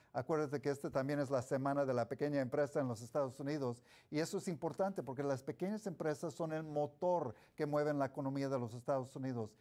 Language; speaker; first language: Spanish; early bilingual, heritage; Spanish